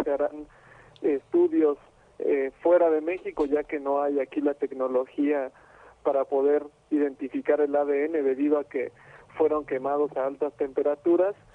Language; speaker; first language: Spanish; native; Spanish